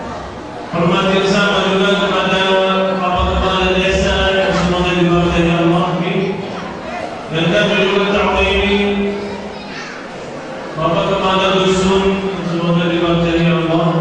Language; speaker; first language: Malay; non-native, fluent; Arabic